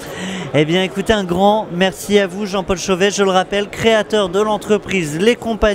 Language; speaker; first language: French; native; French